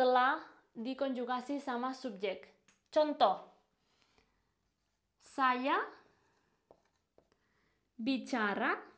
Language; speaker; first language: Indonesian; non-native, fluent; Spanish